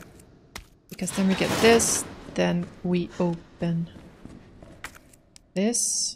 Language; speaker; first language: English; native; English